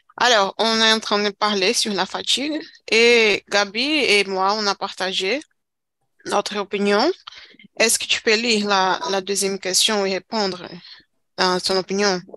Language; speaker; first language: French; non-native, fluent; Portuguese